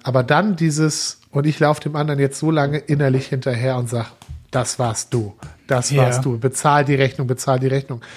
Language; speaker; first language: German; native; German